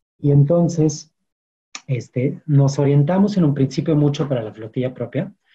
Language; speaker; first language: Spanish; non-native, fluent; French